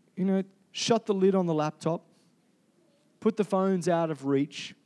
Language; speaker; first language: English; native; English